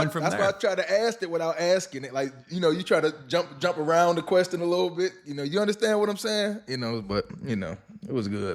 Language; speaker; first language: English; native; English